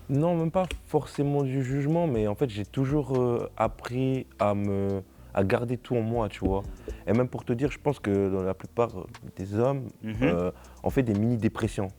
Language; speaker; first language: French; native; French